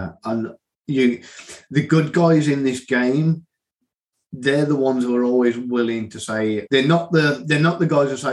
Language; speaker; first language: English; native; English